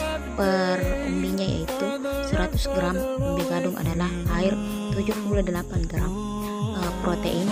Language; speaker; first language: Indonesian; native; Indonesian